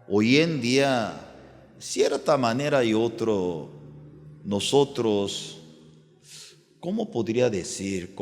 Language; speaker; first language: Spanish; non-native, learner; Korean